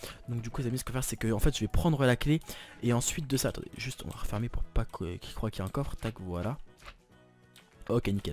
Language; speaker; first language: French; native; French